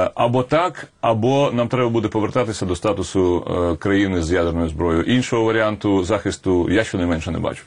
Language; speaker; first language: Ukrainian; native; Ukrainian